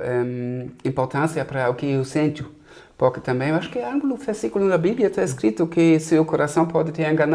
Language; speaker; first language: Portuguese; non-native, fluent; German